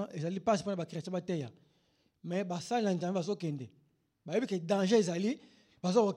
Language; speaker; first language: German; non-native, learner; Lingala